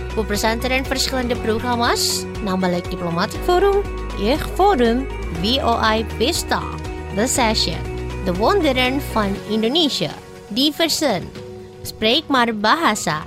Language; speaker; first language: Dutch; non-native, fluent; Indonesian